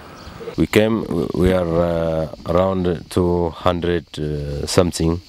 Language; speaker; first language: English; non-native, learner; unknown